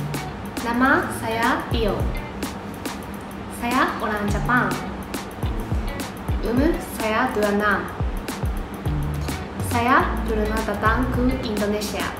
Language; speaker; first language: Indonesian; non-native, learner; Japanese